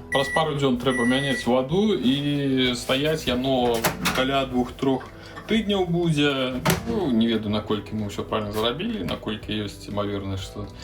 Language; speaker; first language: Belarusian; native; Belarusian